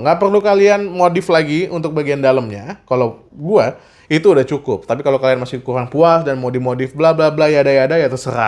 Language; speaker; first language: Indonesian; native; Indonesian